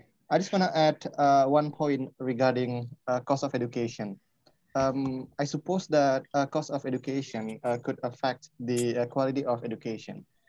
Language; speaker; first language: English; non-native, fluent; Indonesian